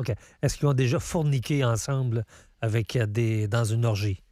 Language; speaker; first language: French; native; French